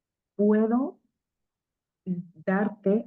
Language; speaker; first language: Spanish; non-native, fluent; Akan